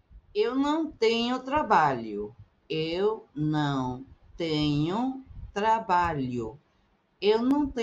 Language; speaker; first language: Portuguese; non-native, fluent; Spanish